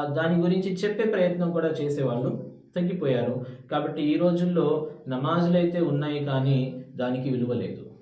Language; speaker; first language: Telugu; non-native, local second language; Urdu